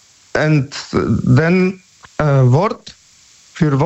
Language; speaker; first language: German; non-native, learner; Polish